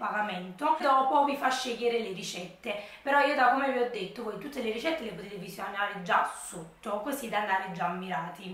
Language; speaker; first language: Italian; native; Italian